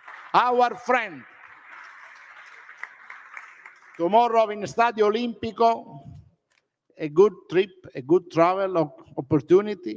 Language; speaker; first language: English; non-native, learner; Italian